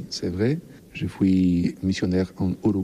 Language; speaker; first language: French; non-native, learner; Polish